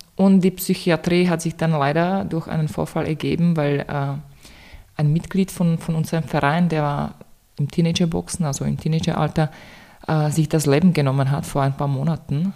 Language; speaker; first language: German; non-native, fluent; Czech